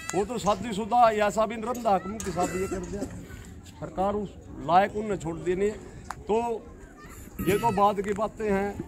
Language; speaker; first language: Hindi; native; Hindi